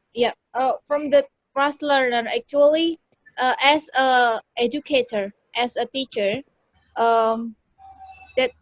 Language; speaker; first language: English; non-native, learner; Indonesian